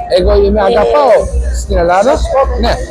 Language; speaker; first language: Greek; non-native, learner; Turkish